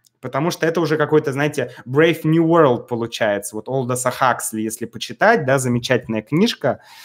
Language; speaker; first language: Russian; native; Russian